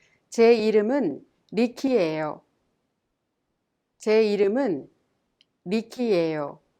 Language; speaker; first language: Korean; non-native, fluent; English